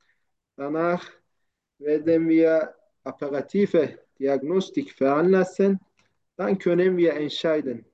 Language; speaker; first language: German; non-native, fluent; Turkish